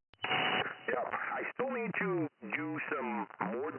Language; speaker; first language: English; native; English